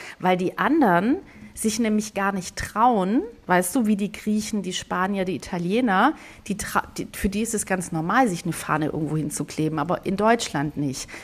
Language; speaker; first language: German; early bilingual, other home language; Greek